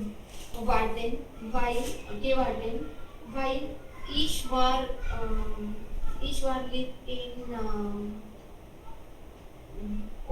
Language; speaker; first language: German; non-native, learner; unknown